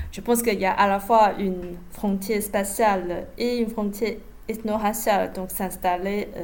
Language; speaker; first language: French; non-native, fluent; Chinese